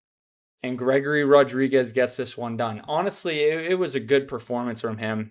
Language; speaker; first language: English; native; English